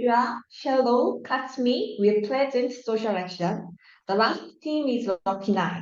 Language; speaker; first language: English; non-native, learner; Korean